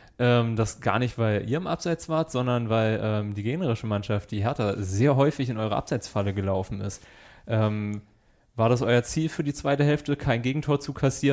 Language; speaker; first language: German; native; German